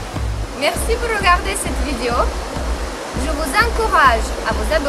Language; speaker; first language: French; non-native, fluent; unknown